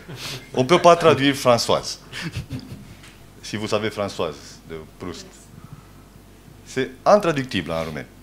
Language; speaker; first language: French; non-native, fluent; Romanian